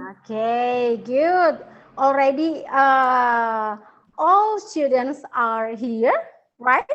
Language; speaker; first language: English; non-native, learner; Indonesian